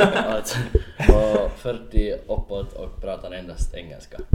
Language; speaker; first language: Swedish; early bilingual, other home language; Arabic